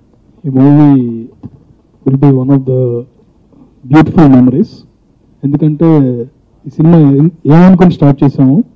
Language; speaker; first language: Telugu; native; Telugu